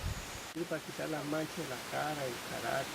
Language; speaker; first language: Spanish; native; Spanish